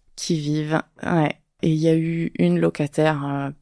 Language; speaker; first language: French; native; French